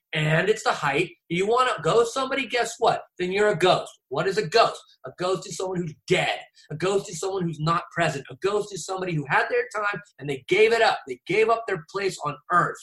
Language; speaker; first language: English; native; English